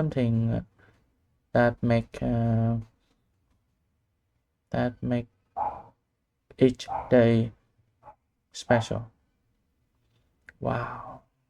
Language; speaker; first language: English; non-native, learner; Vietnamese